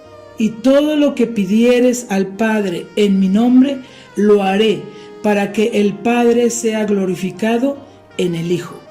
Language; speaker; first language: Spanish; native; Spanish